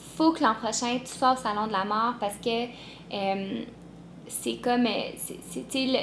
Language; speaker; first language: French; native; French